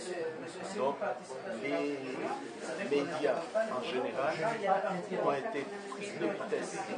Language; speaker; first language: French; non-native, local second language; Comorian